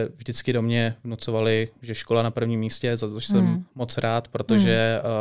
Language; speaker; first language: Czech; native; Czech